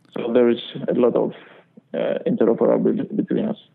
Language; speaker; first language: English; non-native, fluent; Greek